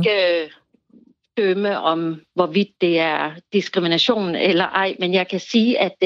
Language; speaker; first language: Danish; native; Danish